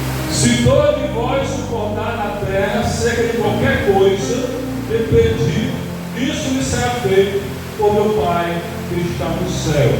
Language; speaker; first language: Portuguese; native; Portuguese